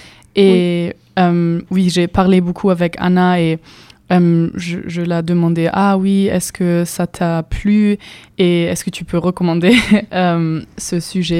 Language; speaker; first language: French; non-native, fluent; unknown